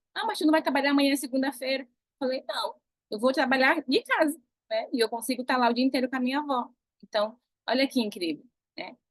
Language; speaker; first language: Portuguese; native; Portuguese